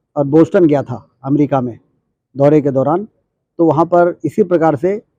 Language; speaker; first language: Hindi; native; Hindi